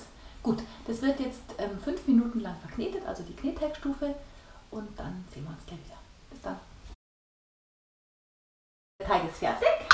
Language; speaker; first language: German; native; German